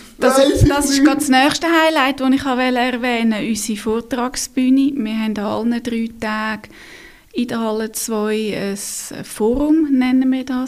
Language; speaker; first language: German; native; German